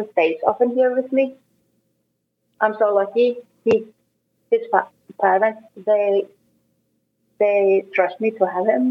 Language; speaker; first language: English; non-native, fluent; Icelandic